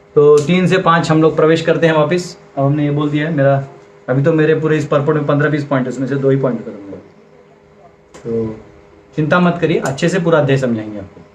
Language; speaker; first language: Hindi; non-native, local second language; Marathi